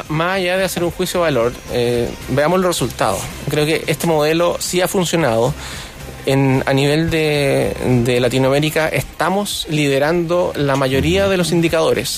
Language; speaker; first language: Spanish; native; Spanish